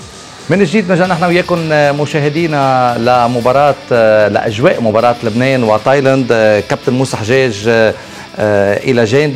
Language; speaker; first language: Arabic; native; Arabic